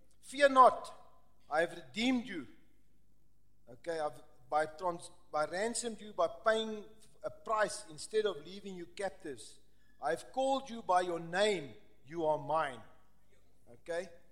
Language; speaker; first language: English; early bilingual, other home language; Afrikaans